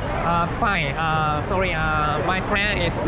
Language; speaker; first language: English; non-native, learner; Japanese